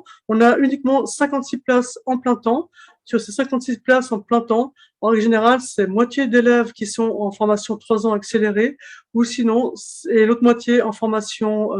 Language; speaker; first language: French; native; French